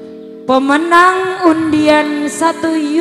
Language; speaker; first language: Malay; non-native, local second language; Javanese